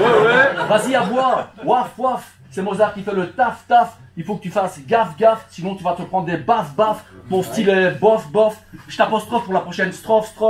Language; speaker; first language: French; early bilingual, other home language; Turkish